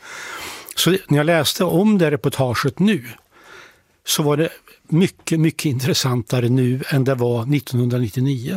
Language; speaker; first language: Swedish; native; Swedish